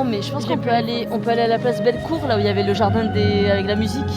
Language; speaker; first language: French; native; French